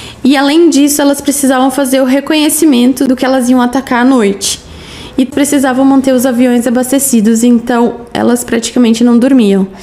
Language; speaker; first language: Portuguese; native; Portuguese